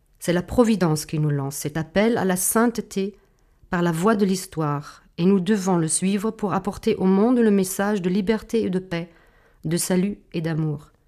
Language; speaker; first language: French; non-native, fluent; German